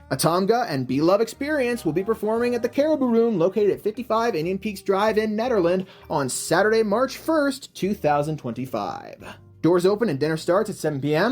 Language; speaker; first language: English; native; English